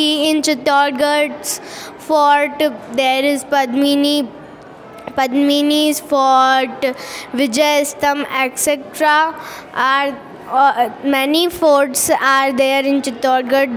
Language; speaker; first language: English; non-native, learner; Hindi